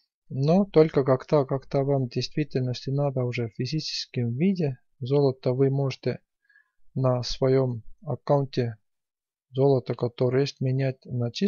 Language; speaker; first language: Russian; non-native, fluent; Estonian